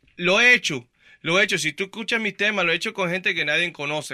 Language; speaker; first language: Spanish; early bilingual, heritage; Spanish